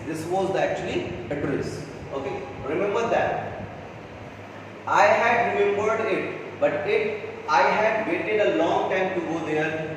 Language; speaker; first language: English; non-native, local second language; Hindi